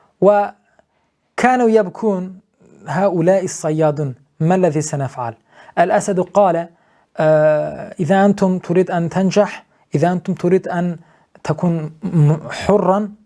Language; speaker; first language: Arabic; non-native, fluent; Turkish